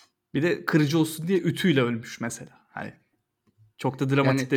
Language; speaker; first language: Turkish; native; Turkish